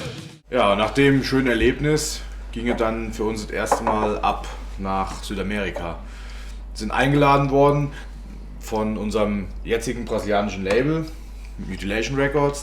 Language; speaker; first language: German; native; German